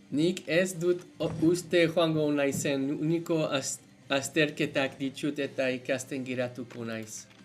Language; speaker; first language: Basque; non-native, learner; English